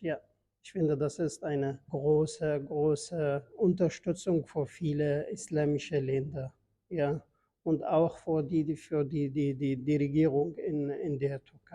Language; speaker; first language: German; non-native, learner; Turkish